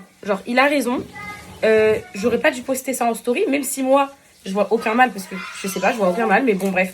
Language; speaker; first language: French; native; French